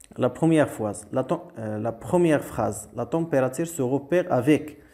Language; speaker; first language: French; non-native, local second language; Arabic